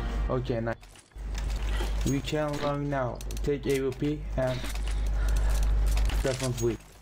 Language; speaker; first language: English; non-native, learner; Turkish